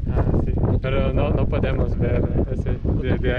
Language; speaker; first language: Spanish; non-native, learner; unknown